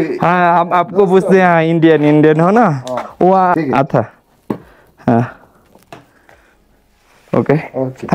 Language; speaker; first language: Hindi; non-native, learner; Bangla